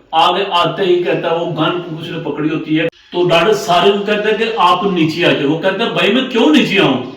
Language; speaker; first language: Urdu; non-native, local second language; Punjabi